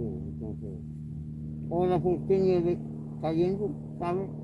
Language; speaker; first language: Spanish; non-native, local second language; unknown